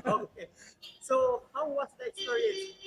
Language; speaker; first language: English; non-native, local second language; Cebuano